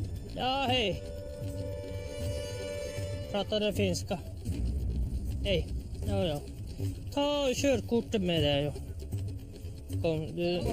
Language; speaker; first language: Swedish; non-native, local second language; Finnish